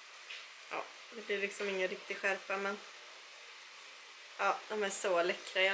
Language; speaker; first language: Swedish; native; Swedish